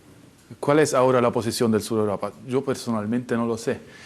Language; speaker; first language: Spanish; non-native, fluent; Italian